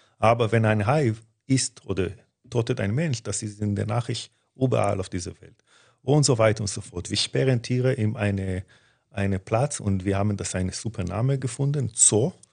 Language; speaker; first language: German; non-native, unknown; Hebrew